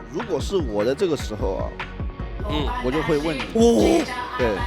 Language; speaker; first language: Chinese; native; Chinese